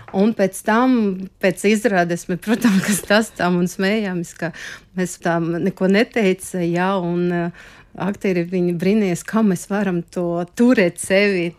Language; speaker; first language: Latvian; non-native, local second language; Russian